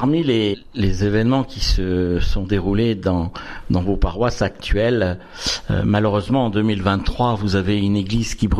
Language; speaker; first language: French; native; French